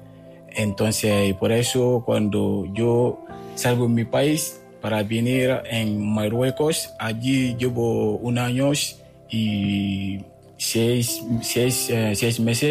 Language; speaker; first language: Spanish; non-native, fluent; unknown